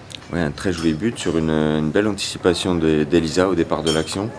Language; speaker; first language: French; native; French